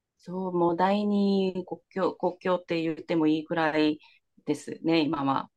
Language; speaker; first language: Japanese; non-native, fluent; Korean